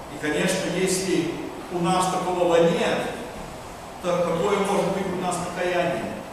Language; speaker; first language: Russian; early bilingual, heritage; Russian